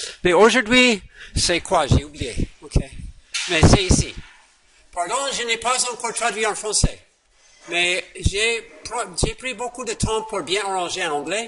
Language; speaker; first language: French; non-native, fluent; English